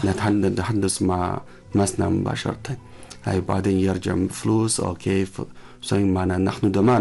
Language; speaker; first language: Arabic; non-native, learner; Chinese